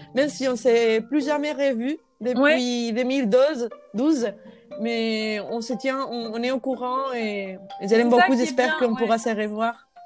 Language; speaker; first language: French; non-native, fluent; Spanish